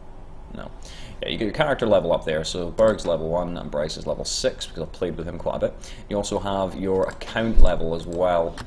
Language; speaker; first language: English; native; English